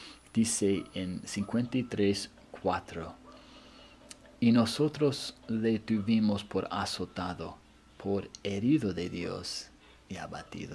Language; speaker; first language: Spanish; non-native, fluent; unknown